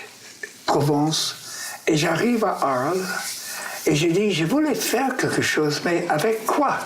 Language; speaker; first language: French; non-native, fluent; English